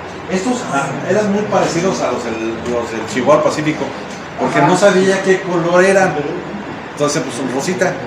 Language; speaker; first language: Spanish; native; Spanish